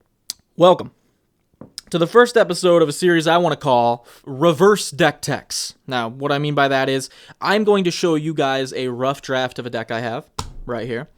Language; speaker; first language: English; native; English